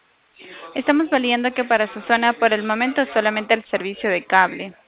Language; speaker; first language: Spanish; native; Spanish